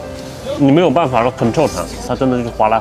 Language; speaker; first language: Chinese; native; Chinese